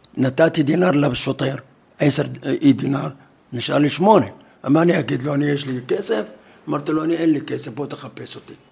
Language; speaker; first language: Hebrew; non-native, fluent; Arabic